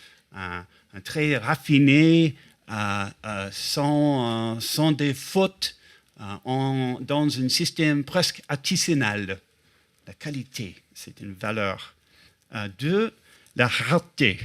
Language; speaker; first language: French; non-native, fluent; English